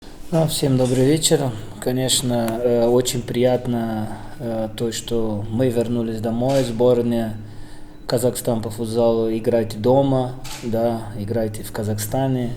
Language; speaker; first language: Russian; non-native, fluent; Portuguese